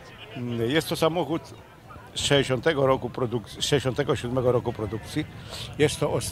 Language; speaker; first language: Polish; native; Polish